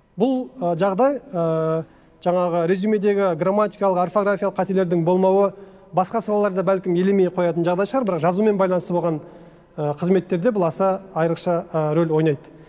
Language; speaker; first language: Kazakh; native; Kazakh